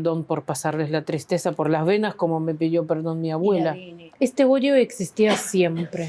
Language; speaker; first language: Spanish; non-native, fluent; Ukrainian